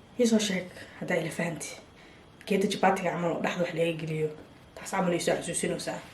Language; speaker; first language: Somali; early bilingual, heritage; Somali